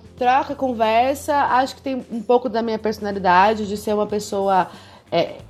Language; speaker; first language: Portuguese; native; Portuguese